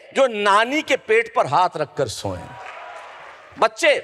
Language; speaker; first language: Hindi; native; Hindi